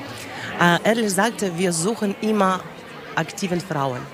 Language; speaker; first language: German; non-native, learner; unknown